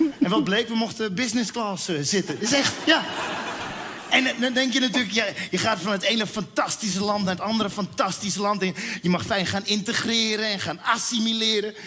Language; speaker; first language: Dutch; early bilingual, other home language; Spanish